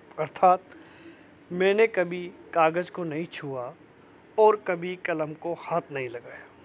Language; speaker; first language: Hindi; native; Hindi